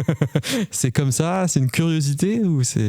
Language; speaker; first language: French; native; French